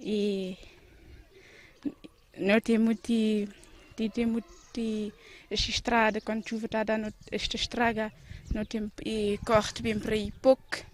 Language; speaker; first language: Portuguese; non-native, learner; Kabuverdianu